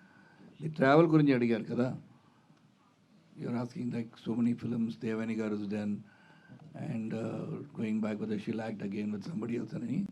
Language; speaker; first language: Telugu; non-native, fluent; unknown